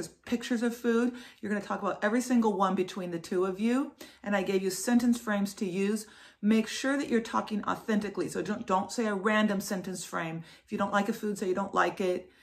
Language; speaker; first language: English; native; English